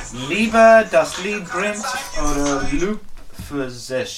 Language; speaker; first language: German; non-native, learner; English